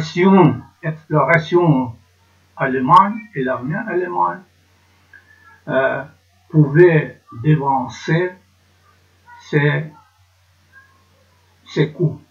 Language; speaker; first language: French; non-native, learner; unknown